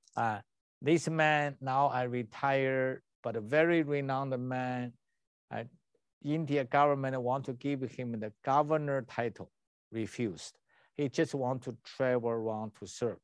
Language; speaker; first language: English; non-native, learner; Chinese